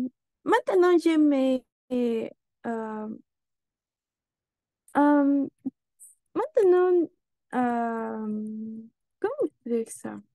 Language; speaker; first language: French; non-native, learner; Spanish